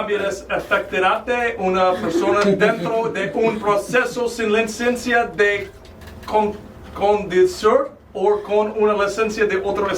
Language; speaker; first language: Spanish; non-native, learner; English